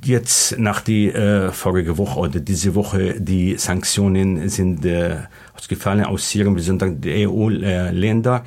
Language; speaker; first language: German; non-native, learner; Arabic